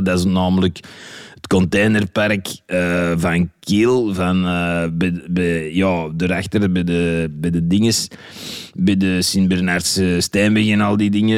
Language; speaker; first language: Dutch; native; Dutch